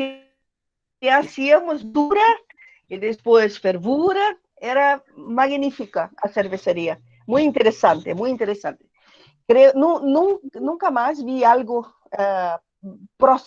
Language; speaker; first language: Portuguese; non-native, learner; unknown